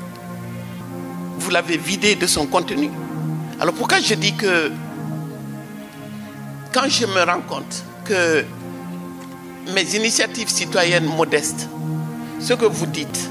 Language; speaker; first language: French; non-native, local second language; Bambara